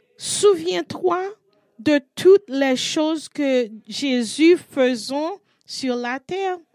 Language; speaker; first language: French; non-native, learner; English